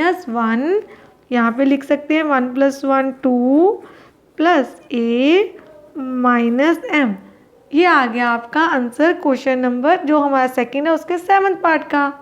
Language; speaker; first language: Hindi; native; Hindi